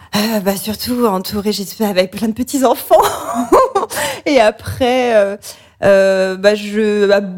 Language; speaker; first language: French; native; French